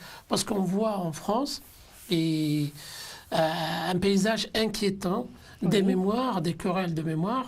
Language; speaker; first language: French; non-native, local second language; Arabic